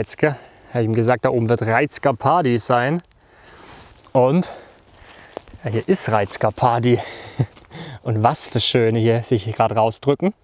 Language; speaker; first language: German; native; German